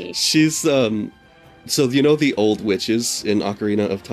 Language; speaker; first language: English; native; English